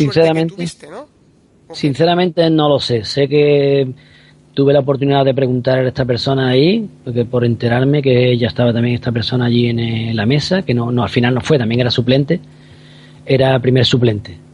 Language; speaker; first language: Spanish; native; Spanish